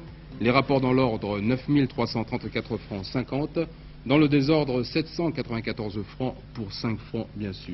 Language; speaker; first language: French; native; French